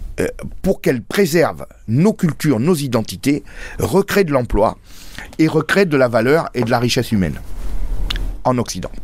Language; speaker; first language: French; native; French